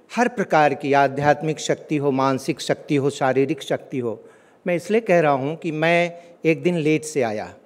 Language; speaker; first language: Hindi; native; Hindi